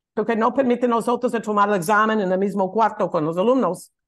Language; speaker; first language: Spanish; non-native, learner; English